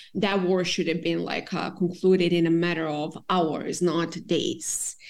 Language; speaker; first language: English; non-native, fluent; Serbian